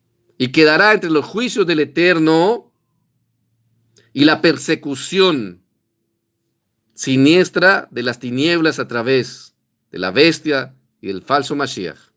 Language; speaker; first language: Spanish; native; Spanish